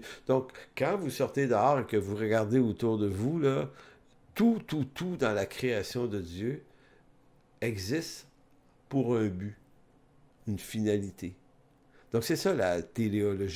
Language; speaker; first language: French; native; French